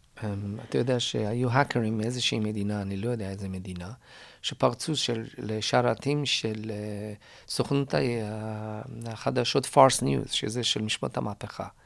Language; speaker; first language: Hebrew; non-native, fluent; Persian